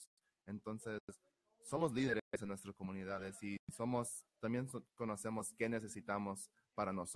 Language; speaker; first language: Spanish; early bilingual, heritage; Spanish